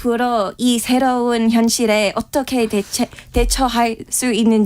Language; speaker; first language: Korean; non-native, fluent; English